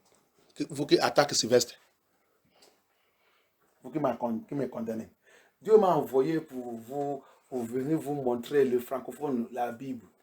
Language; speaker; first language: French; non-native, learner; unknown